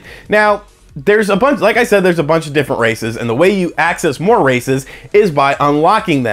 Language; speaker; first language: English; native; English